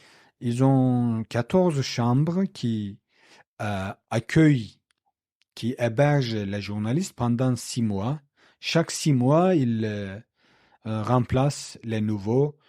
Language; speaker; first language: French; non-native, learner; Kurdish